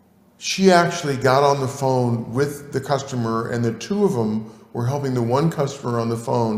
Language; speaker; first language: English; native; English